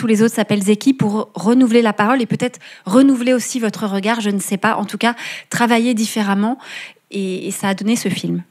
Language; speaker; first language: French; native; French